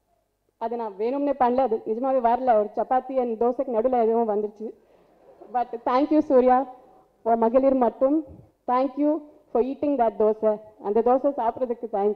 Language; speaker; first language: Tamil; non-native, local second language; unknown